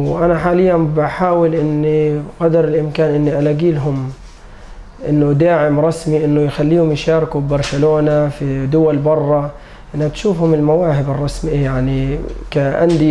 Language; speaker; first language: Arabic; native; Arabic